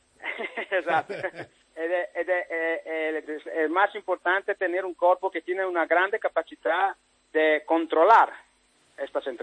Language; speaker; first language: Spanish; non-native, learner; Italian